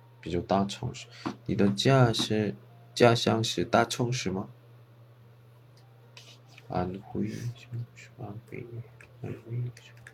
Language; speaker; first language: Chinese; non-native, fluent; Korean